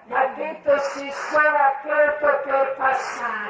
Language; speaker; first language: Italian; non-native, learner; Croatian